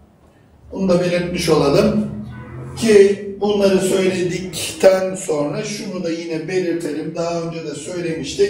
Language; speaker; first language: Turkish; native; Turkish